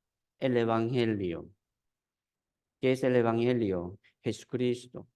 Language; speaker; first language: Spanish; non-native, fluent; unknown